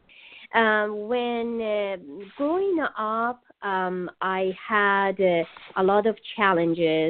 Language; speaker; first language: English; non-native, fluent; Persian